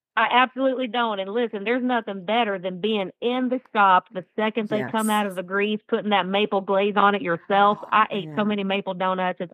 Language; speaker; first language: English; native; English